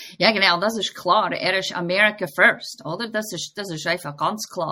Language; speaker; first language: German; non-native, fluent; English